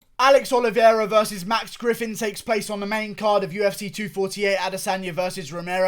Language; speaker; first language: English; native; English